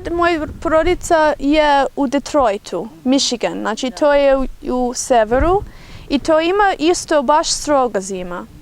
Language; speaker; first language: Bosnian; non-native, fluent; English